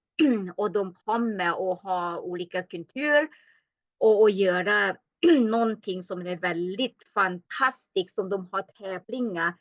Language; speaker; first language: Swedish; non-native, learner; Thai